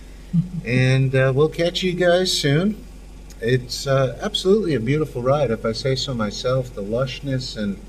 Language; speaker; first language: English; native; English